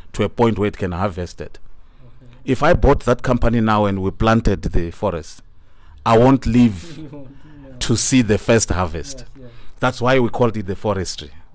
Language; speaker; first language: English; non-native, local second language; Tsonga